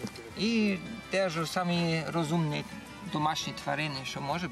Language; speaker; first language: Ukrainian; non-native, learner; German